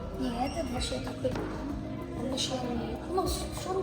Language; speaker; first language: Russian; early bilingual, heritage; English